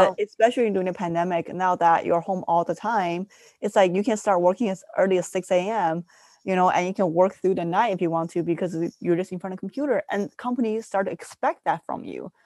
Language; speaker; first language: English; early bilingual, other home language; Chinese